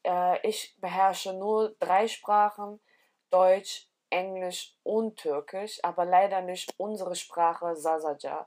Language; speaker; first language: German; early bilingual, other home language; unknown